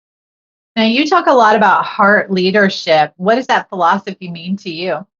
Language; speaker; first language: English; native; English